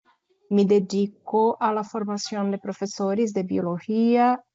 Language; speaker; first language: Spanish; non-native, fluent; Portuguese